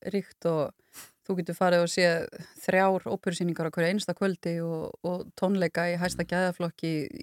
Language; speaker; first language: Icelandic; native; Icelandic